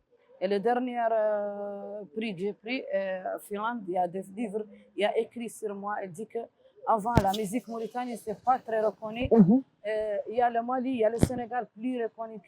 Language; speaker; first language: French; non-native, learner; Arabic